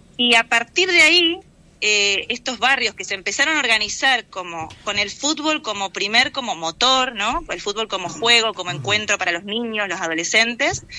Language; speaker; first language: Spanish; native; Spanish